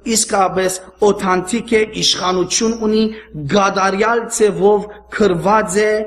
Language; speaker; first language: Armenian; early bilingual, heritage; Armenian